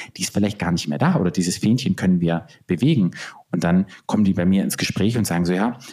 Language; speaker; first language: German; native; German